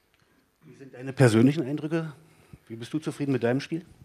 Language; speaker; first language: German; native; German